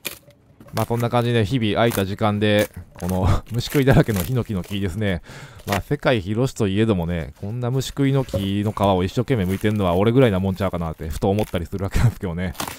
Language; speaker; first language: Japanese; native; Japanese